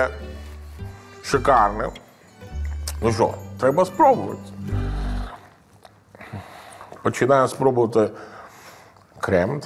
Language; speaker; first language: Ukrainian; non-native, learner; Italian